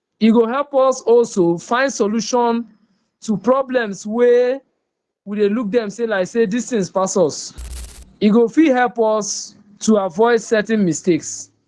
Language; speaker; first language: Nigerian Pidgin; non-native, local second language; Igbo